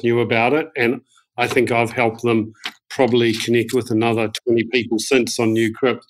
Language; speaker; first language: English; native; English